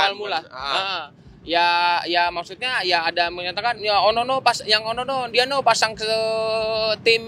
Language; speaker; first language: Indonesian; native; Indonesian